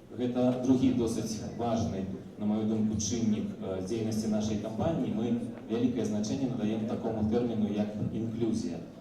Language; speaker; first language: Belarusian; non-native, local second language; Russian